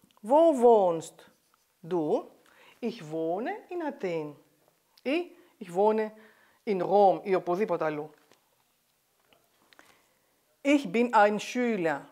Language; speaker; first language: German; non-native, fluent; Greek